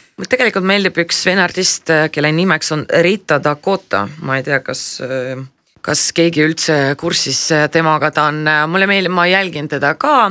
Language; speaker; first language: Estonian; non-native, local second language; Russian